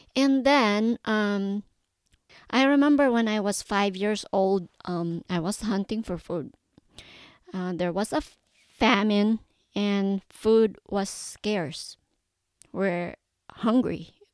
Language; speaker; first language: English; non-native, local second language; Cebuano